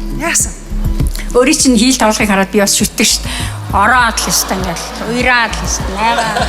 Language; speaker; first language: Mongolian; native; Mongolian